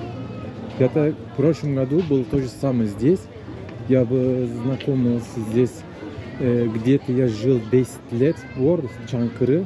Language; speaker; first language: Russian; non-native, learner; Turkish